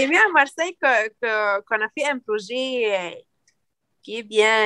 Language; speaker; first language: French; non-native, learner; Arabic